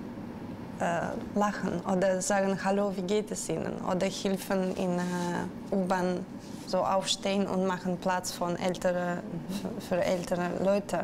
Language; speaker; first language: German; non-native, learner; Russian